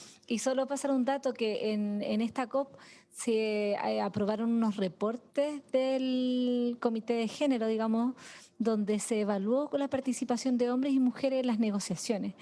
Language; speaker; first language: Spanish; native; Spanish